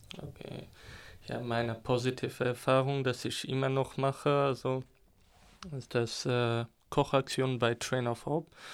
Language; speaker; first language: German; non-native, fluent; Arabic